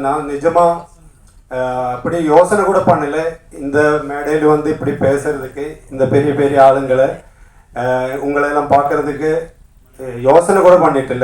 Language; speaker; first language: Tamil; non-native, learner; Malayalam